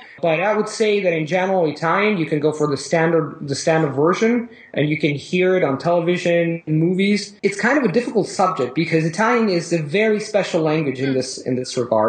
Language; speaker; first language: English; non-native, fluent; Italian